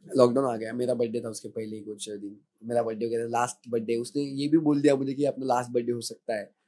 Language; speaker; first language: Hindi; non-native, local second language; Marathi